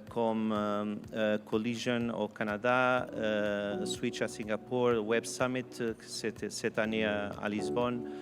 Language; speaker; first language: French; non-native, fluent; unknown